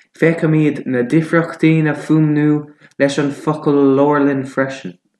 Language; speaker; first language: Irish; non-native, local second language; English